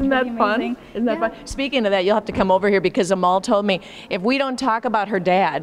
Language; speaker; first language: English; native; English